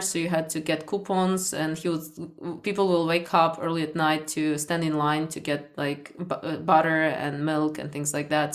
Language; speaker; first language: English; non-native, fluent; Ukrainian